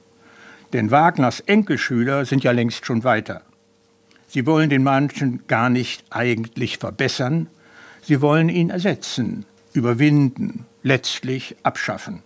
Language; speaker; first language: German; native; German